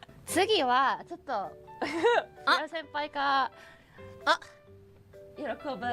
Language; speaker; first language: Japanese; non-native, fluent; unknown